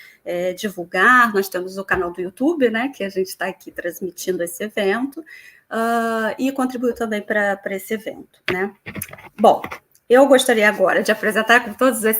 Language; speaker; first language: Portuguese; native; Portuguese